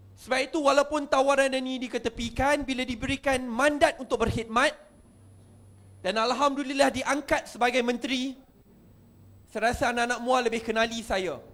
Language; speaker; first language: Malay; native; Malay